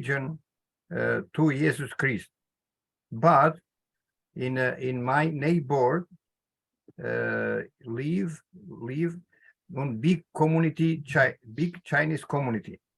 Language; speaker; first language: English; non-native, learner; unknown